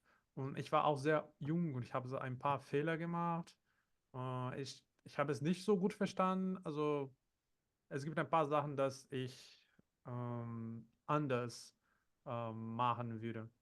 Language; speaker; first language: German; non-native, fluent; Portuguese